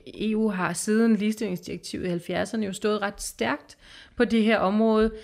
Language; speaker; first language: Danish; native; Danish